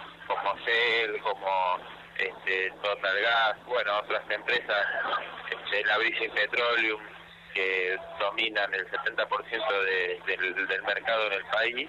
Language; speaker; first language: Spanish; native; Spanish